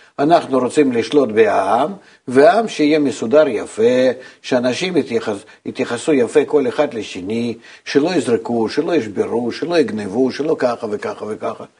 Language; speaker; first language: Hebrew; non-native, fluent; Russian